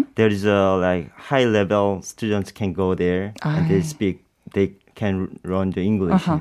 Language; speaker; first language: English; non-native, learner; Korean